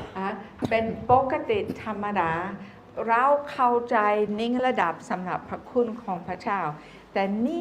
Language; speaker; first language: Thai; non-native, fluent; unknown